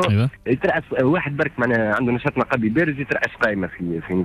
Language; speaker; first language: Arabic; native; Arabic